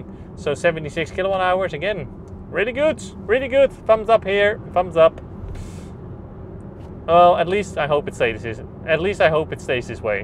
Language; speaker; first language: English; non-native, fluent; Dutch